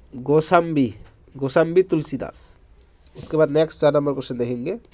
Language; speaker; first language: Hindi; non-native, local second language; Assamese